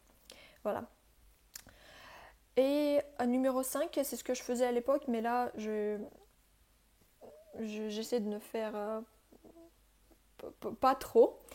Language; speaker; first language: French; non-native, fluent; Russian